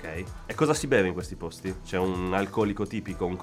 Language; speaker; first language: Italian; native; Italian